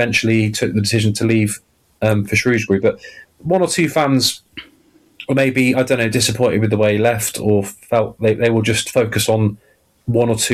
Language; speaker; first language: English; native; English